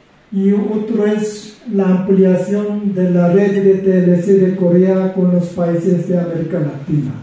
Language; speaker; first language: Spanish; non-native, fluent; Korean